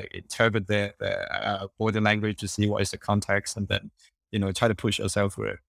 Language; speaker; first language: English; non-native, local second language; Cantonese